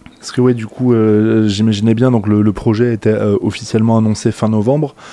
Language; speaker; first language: French; native; French